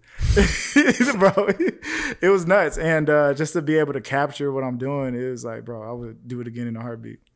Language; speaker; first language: English; native; English